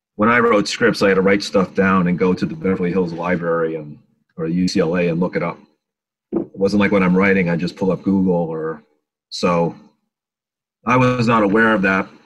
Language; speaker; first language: English; native; English